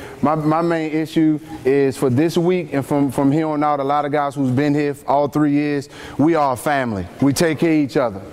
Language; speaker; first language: English; native; English